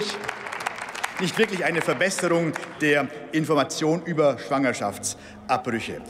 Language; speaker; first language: German; native; German